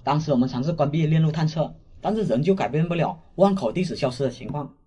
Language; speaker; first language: Chinese; native; Chinese